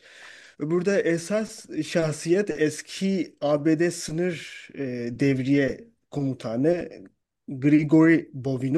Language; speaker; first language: Turkish; non-native, fluent; Urdu